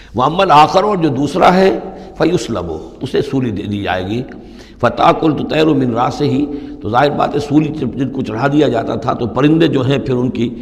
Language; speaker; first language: Urdu; non-native, local second language; Punjabi